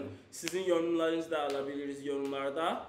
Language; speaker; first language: Turkish; non-native, learner; English